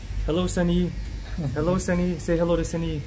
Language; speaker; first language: English; native; English